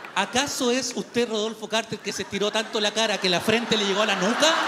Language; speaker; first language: Spanish; native; Spanish